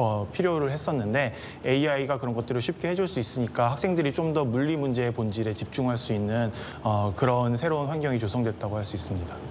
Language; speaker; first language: Korean; native; Korean